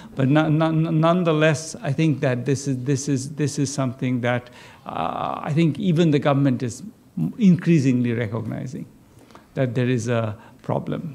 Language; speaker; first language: English; non-native, local second language; Bangla